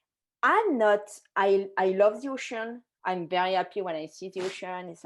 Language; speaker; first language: English; non-native, fluent; French